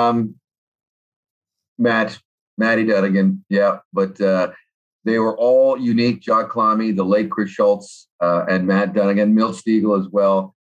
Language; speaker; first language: English; native; English